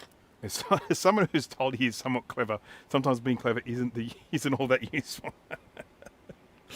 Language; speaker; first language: English; native; English